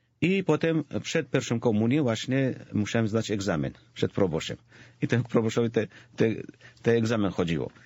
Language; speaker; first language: Polish; non-native, fluent; Georgian